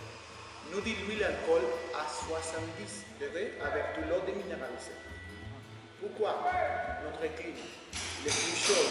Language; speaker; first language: French; non-native, learner; Spanish